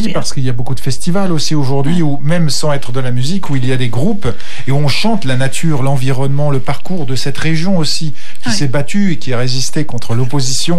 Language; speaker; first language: French; native; French